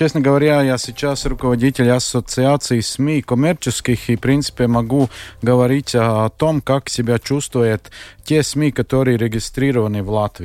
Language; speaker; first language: Russian; non-native, local second language; Latvian